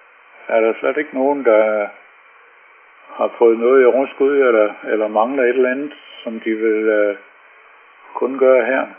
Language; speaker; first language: Danish; native; Danish